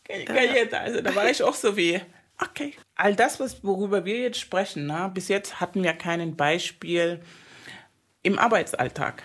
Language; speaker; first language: German; non-native, fluent; Spanish